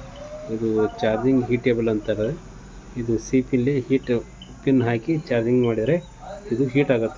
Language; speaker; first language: Kannada; native; Kannada